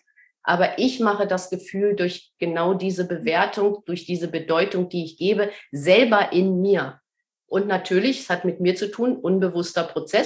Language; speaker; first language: German; native; German